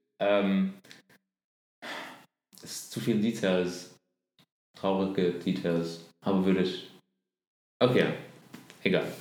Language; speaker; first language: German; non-native, learner; Arabic